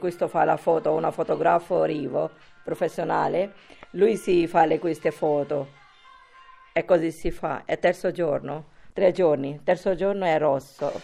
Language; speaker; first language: Italian; non-native, learner; Urdu